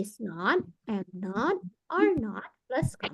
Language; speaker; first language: English; non-native, local second language; Indonesian